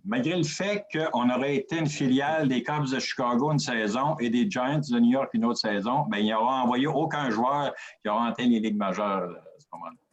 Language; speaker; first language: French; native; French